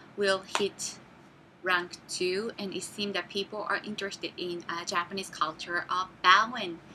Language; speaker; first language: English; non-native, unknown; Japanese